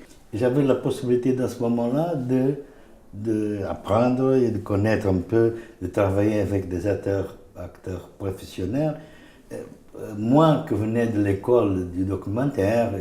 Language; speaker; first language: French; non-native, fluent; Portuguese